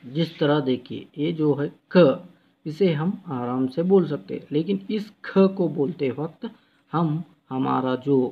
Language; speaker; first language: Hindi; non-native, local second language; Kannada